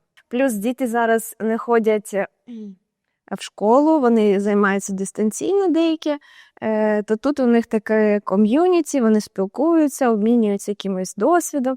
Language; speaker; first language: Ukrainian; native; Ukrainian